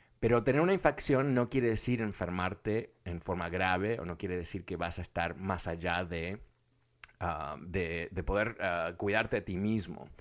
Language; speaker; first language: Spanish; early bilingual, other home language; English